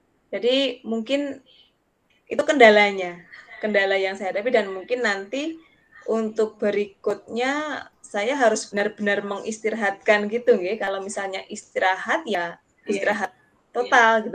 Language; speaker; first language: Indonesian; non-native, local second language; Javanese